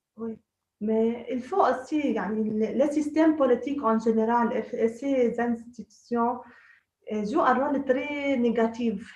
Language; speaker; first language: French; non-native, local second language; Arabic